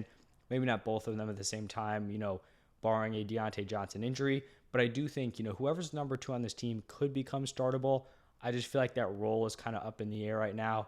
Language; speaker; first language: English; native; English